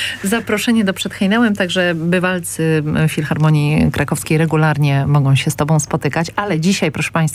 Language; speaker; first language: Polish; native; Polish